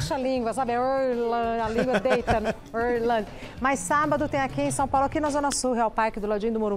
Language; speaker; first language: Portuguese; native; Portuguese